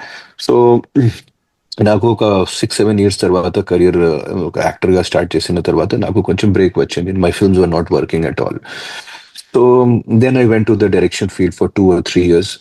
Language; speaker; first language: Telugu; non-native, fluent; Hindi